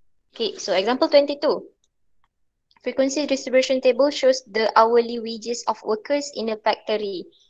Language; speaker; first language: English; non-native, local second language; Malay